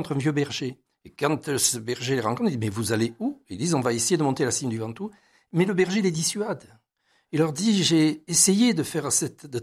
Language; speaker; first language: French; native; French